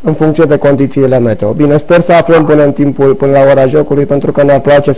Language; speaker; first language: Romanian; native; Romanian